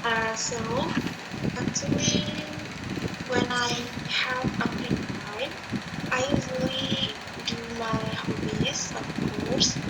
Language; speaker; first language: English; non-native, learner; Indonesian